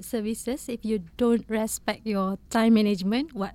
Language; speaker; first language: English; non-native, local second language; Malay